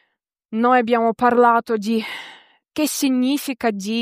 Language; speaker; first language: Italian; non-native, fluent; Ukrainian